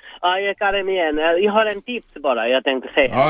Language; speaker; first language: Swedish; non-native, fluent; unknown